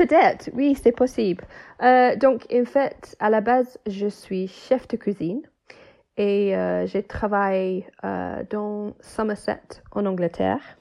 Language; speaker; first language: French; non-native, fluent; English